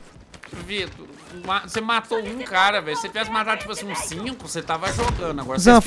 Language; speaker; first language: Portuguese; native; Portuguese